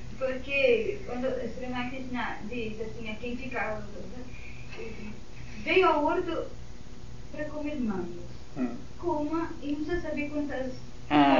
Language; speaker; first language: Spanish; non-native, learner; Portuguese